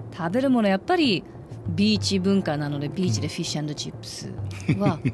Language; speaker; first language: Japanese; non-native, fluent; English